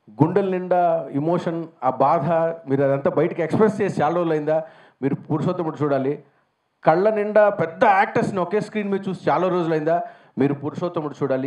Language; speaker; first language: Telugu; native; Telugu